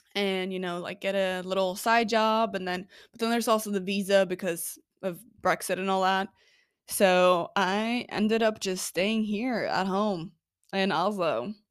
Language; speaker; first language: English; non-native, fluent; Norwegian